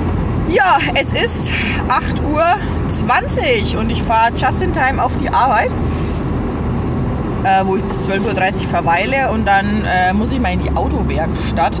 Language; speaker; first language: German; native; German